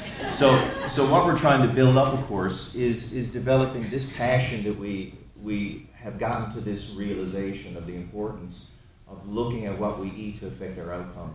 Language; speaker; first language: English; native; English